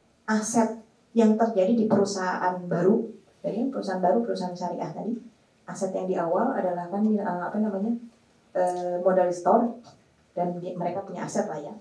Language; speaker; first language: Indonesian; native; Indonesian